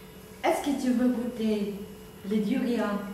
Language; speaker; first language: French; non-native, learner; Vietnamese